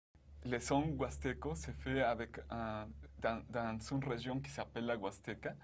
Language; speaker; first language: French; non-native, fluent; Spanish